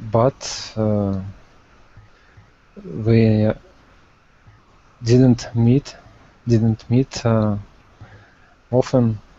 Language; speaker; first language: English; non-native, learner; Russian